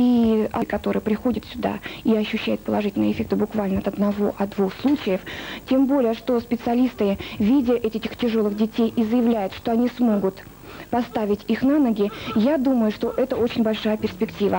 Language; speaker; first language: Russian; native; Russian